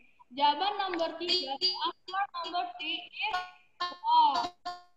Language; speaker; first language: English; non-native, learner; Indonesian